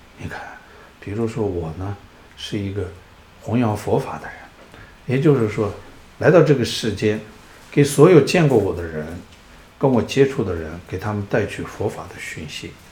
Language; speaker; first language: Chinese; non-native, local second language; Tibetan